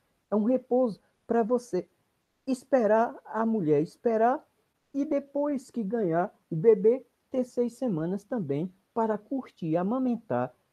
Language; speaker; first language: Portuguese; native; Portuguese